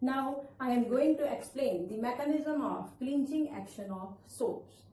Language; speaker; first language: English; non-native, local second language; Punjabi